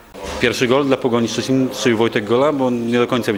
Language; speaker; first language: Polish; native; Polish